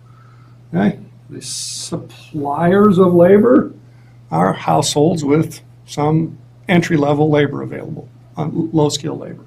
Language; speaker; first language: English; native; English